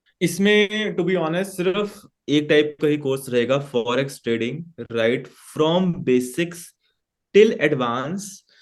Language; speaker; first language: Hindi; native; Hindi